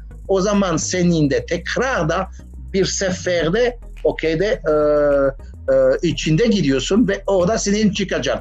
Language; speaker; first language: Turkish; non-native, learner; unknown